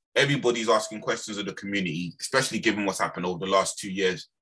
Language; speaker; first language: English; native; English